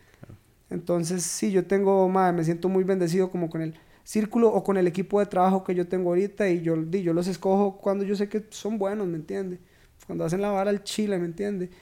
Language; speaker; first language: Spanish; native; Spanish